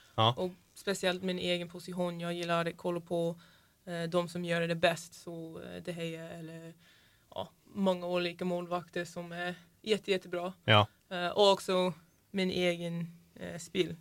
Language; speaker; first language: Swedish; non-native, fluent; English